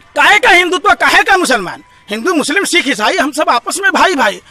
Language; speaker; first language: Hindi; native; Hindi